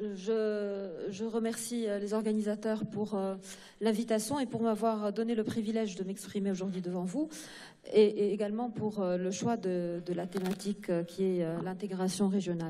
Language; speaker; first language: French; non-native, local second language; Arabic